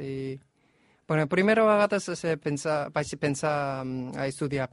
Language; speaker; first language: Catalan; non-native, learner; Korean